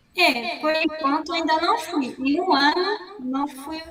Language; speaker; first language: Portuguese; non-native, fluent; French